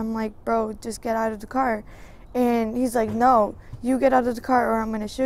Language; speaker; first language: English; native; English